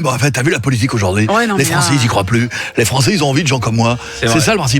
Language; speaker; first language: French; native; French